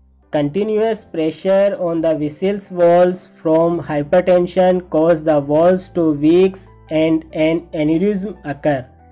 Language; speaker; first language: English; non-native, local second language; Hindi